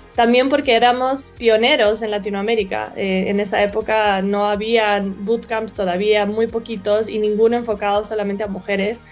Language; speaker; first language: Spanish; early bilingual, other home language; Portuguese